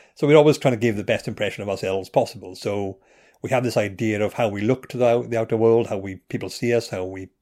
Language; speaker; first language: English; native; English